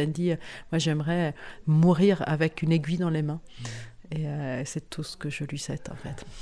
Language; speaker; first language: French; non-native, local second language; Italian